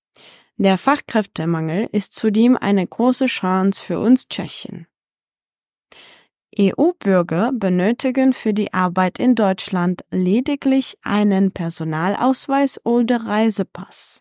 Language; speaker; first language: German; non-native, fluent; Czech